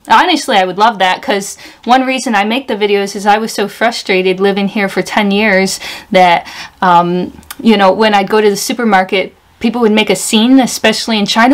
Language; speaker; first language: English; native; English